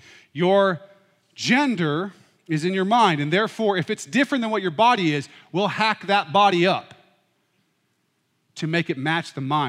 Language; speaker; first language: English; native; English